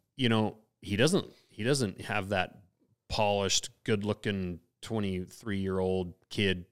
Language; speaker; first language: English; native; English